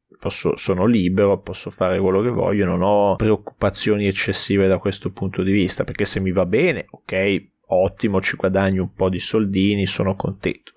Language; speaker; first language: Italian; native; Italian